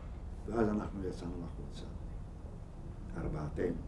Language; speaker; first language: Hebrew; non-native, fluent; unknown